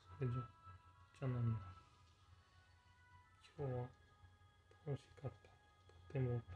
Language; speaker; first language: Japanese; non-native, learner; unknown